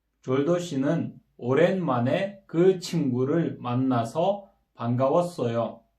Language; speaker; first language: Korean; non-native, fluent; Kyrgyz